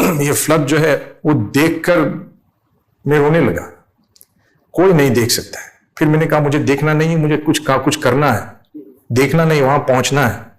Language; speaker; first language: Urdu; non-native, fluent; English